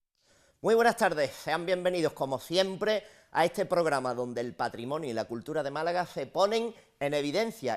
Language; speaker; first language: Spanish; native; Spanish